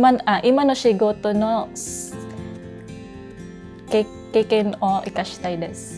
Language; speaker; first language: Japanese; non-native, learner; Cebuano